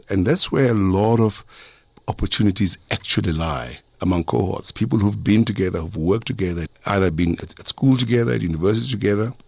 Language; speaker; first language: English; non-native, local second language; Zulu